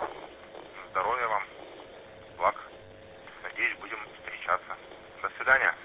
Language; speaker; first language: Russian; native; Russian